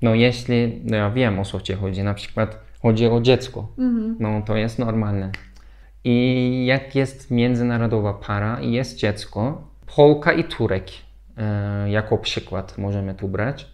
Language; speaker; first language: Polish; non-native, learner; Turkish